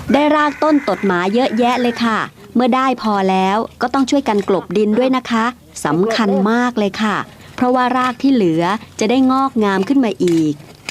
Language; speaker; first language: Thai; native; Thai